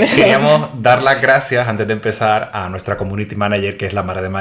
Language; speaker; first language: Spanish; native; Spanish